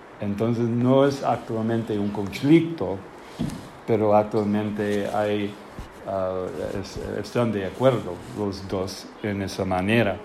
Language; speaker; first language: Spanish; non-native, fluent; English